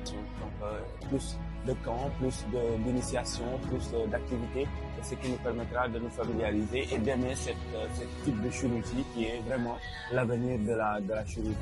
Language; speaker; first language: French; non-native, local second language; Wolof